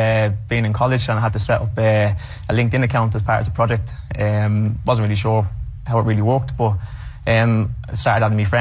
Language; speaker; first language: English; native; English